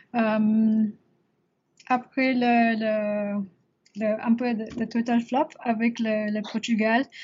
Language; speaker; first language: French; non-native, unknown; English